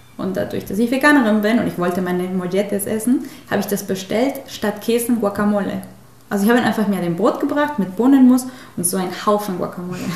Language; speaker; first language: German; non-native, fluent; Spanish